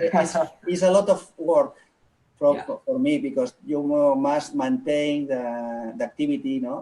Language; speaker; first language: English; non-native, local second language; Catalan